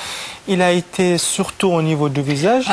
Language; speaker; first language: French; non-native, fluent; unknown